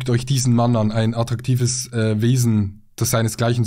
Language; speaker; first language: German; native; German